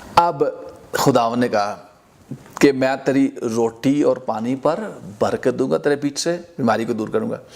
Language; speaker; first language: Urdu; non-native, local second language; Punjabi